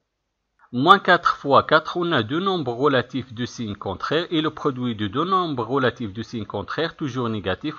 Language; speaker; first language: French; non-native, local second language; Arabic